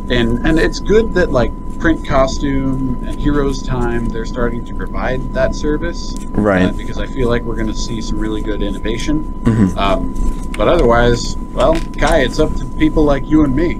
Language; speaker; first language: English; native; English